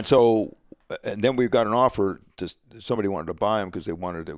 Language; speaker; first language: English; native; English